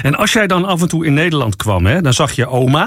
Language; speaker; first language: Dutch; native; Dutch